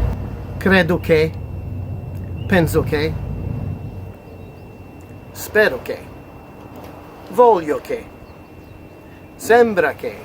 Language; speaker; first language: Italian; non-native, fluent; English